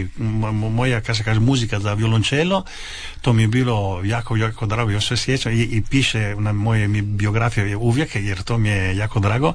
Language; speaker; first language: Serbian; non-native, fluent; Italian